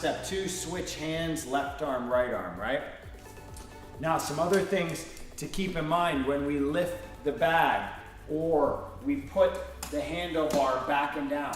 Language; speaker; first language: English; native; English